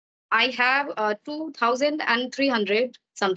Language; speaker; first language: English; non-native, learner; Maithili